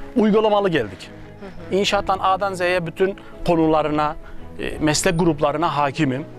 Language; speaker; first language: Turkish; native; Turkish